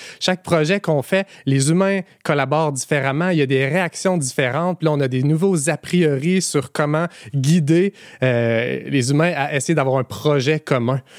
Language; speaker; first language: French; native; French